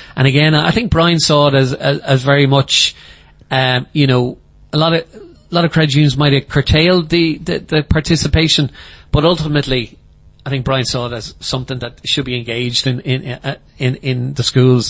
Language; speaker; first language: English; native; English